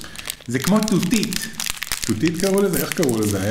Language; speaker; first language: Hebrew; native; Hebrew